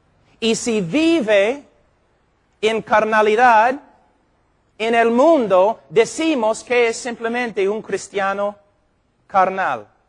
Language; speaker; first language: Spanish; non-native, fluent; English